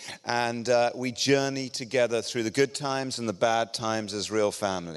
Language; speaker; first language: English; native; English